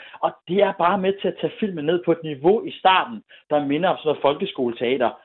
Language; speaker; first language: Danish; native; Danish